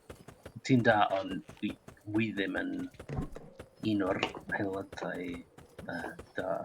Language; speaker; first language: Welsh; non-native, learner; English